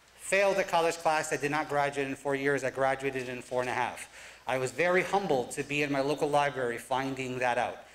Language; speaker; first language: English; native; English